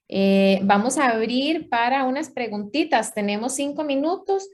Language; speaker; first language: Spanish; native; Spanish